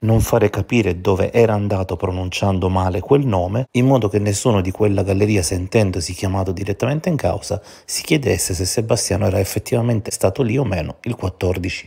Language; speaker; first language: Italian; native; Italian